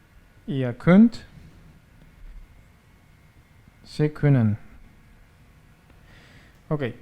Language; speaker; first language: German; non-native, fluent; Spanish